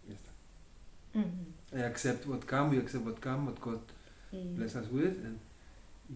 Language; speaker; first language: English; non-native, learner; Spanish